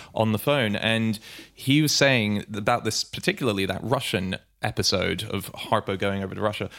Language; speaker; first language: English; native; English